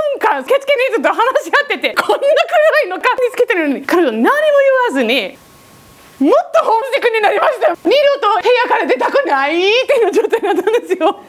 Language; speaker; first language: Japanese; non-native, fluent; English